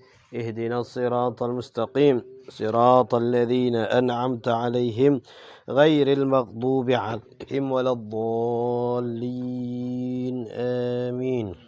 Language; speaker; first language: Arabic; non-native, fluent; Indonesian